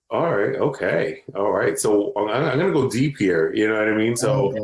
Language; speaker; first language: English; native; English